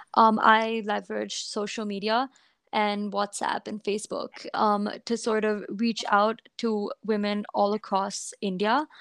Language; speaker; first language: English; non-native, local second language; Hindi